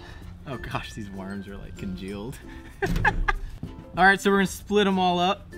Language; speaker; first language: English; native; English